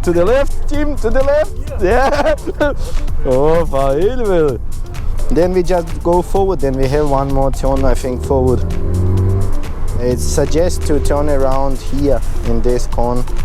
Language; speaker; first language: English; non-native, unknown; Ukrainian